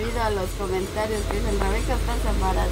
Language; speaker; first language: Spanish; native; Spanish